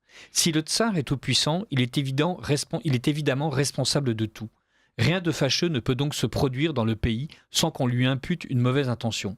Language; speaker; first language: French; native; French